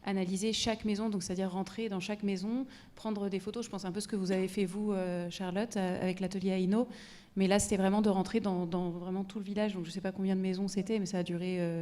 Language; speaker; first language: French; native; French